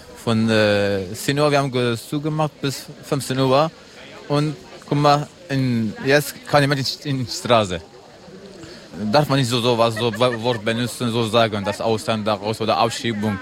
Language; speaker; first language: German; non-native, learner; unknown